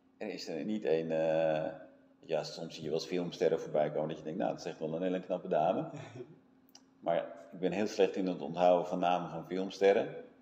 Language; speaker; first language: Dutch; native; Dutch